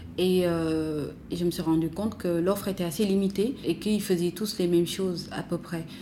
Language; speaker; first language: French; non-native, local second language; Wolof